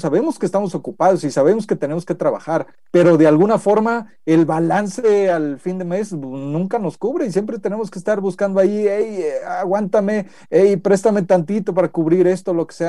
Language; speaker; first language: Spanish; native; Spanish